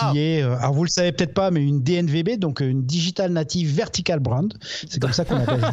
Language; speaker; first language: French; native; French